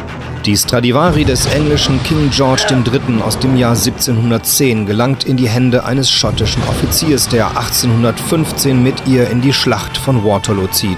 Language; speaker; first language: German; native; German